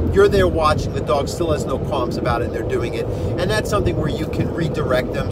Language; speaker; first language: English; native; English